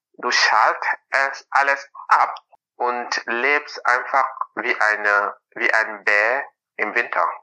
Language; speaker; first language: German; non-native, fluent; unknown